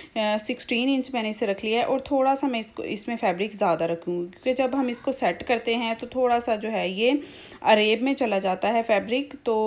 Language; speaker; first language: Urdu; native; Urdu